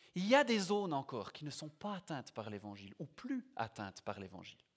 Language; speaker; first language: French; native; French